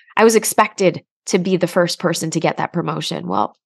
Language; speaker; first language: English; native; English